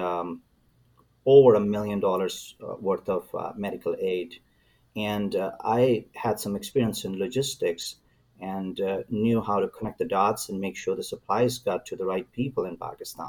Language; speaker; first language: English; non-native, local second language; Urdu